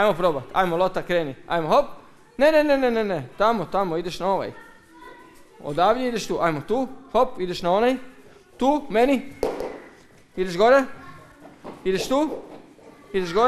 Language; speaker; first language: Croatian; native; Croatian